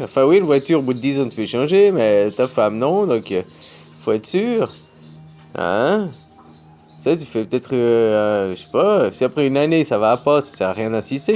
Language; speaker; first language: French; native; French